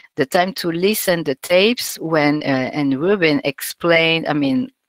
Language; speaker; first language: English; non-native, fluent; French